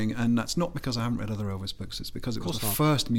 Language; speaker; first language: English; native; English